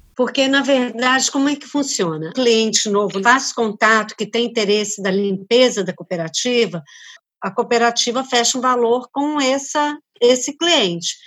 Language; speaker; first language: Portuguese; native; Portuguese